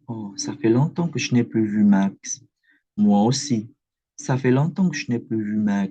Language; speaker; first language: French; non-native, fluent; Indonesian